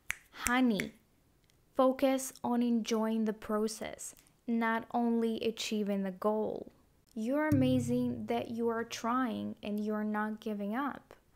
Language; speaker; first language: English; non-native, fluent; Ukrainian